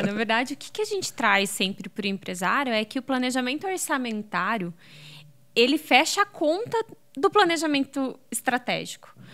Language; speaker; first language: Portuguese; native; Portuguese